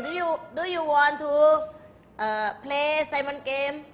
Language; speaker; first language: English; non-native, fluent; Thai